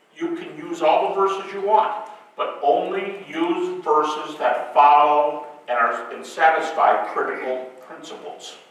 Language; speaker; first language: English; native; English